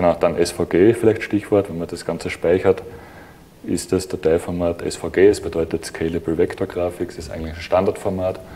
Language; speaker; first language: German; native; German